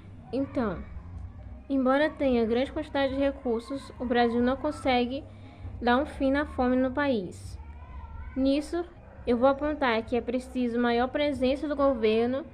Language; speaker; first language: Portuguese; native; Portuguese